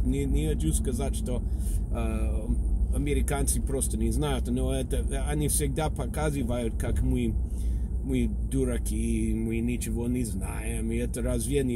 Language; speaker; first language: Russian; non-native, fluent; English